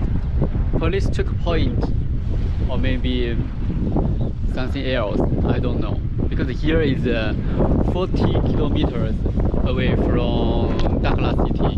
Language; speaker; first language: English; non-native, fluent; Chinese